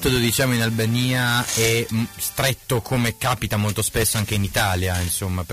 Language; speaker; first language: Italian; native; Italian